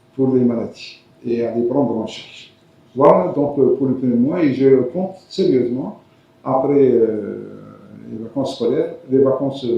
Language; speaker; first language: French; non-native, local second language; Arabic